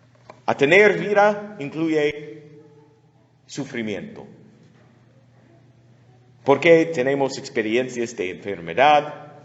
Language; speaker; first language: Spanish; non-native, fluent; English